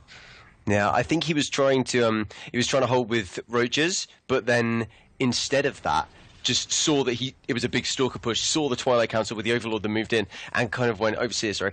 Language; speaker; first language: English; native; English